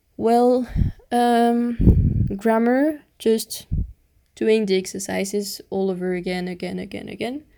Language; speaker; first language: English; non-native, fluent; French